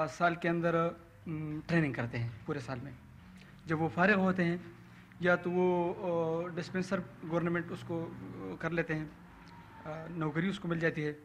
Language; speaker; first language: Urdu; non-native, local second language; Pashto